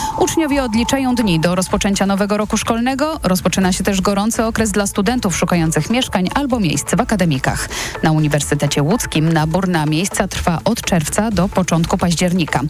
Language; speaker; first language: Polish; native; Polish